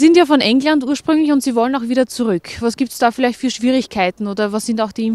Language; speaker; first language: German; native; German